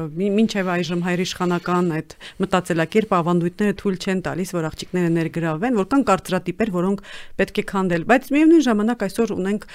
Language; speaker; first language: Armenian; native; Armenian